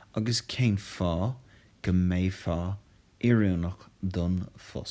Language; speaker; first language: Irish; non-native, local second language; English